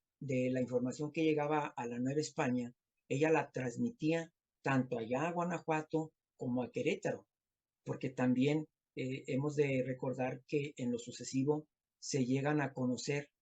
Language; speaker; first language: Spanish; native; Spanish